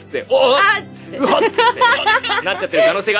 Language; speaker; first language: Japanese; native; Japanese